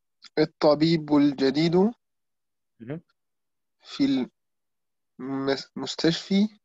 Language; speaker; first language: Arabic; non-native, learner; German